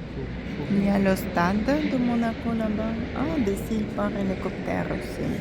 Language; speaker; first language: French; non-native, fluent; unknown